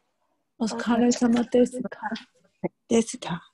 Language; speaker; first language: Japanese; non-native, learner; Chinese